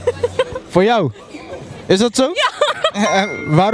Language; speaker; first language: Dutch; native; Dutch